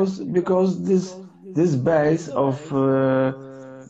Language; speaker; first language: English; non-native, learner; Polish